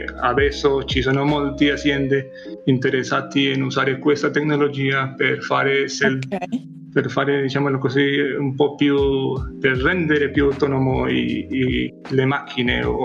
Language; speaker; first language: Italian; non-native, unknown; Spanish